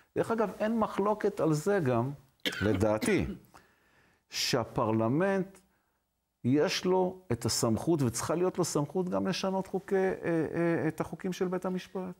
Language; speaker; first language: Hebrew; native; Hebrew